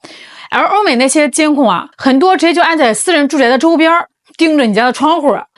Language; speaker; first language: Chinese; native; Chinese